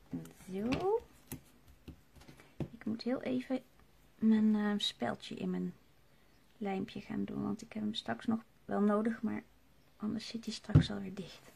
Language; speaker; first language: Dutch; native; Dutch